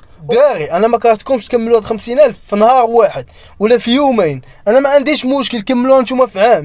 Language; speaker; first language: Arabic; native; Arabic